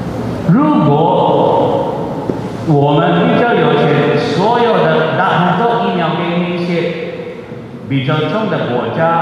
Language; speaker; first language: Chinese; non-native, fluent; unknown